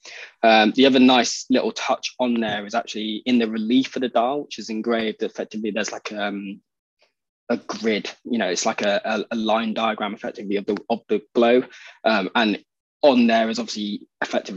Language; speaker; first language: English; native; English